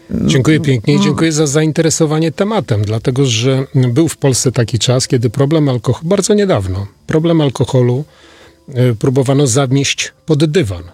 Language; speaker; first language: Polish; native; Polish